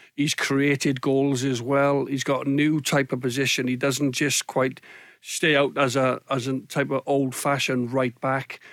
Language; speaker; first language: English; native; English